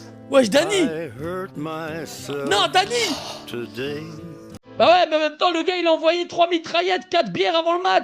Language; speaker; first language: French; native; French